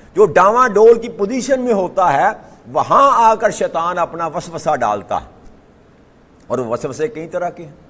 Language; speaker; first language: Urdu; non-native, local second language; Punjabi